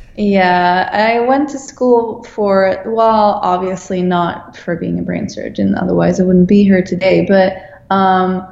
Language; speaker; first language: English; non-native, fluent; Dutch